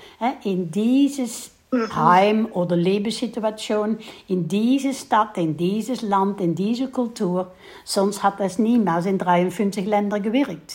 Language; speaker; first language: German; non-native, fluent; Dutch